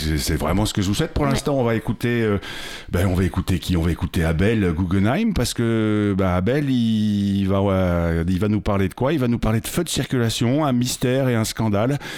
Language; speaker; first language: French; native; French